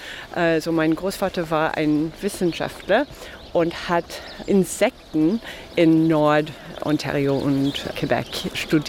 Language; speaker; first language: German; non-native, fluent; English